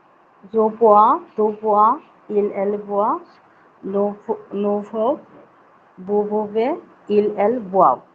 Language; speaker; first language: French; non-native, learner; Bangla